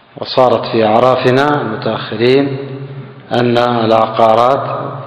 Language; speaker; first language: Arabic; native; Arabic